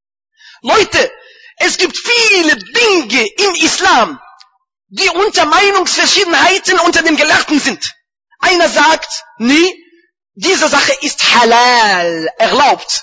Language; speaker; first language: German; non-native, fluent; Arabic